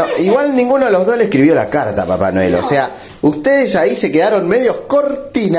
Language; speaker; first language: Spanish; native; Spanish